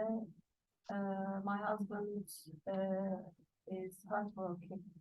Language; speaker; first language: English; non-native, learner; Turkish